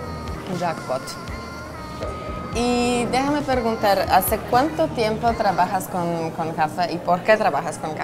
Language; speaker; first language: Spanish; non-native, learner; Polish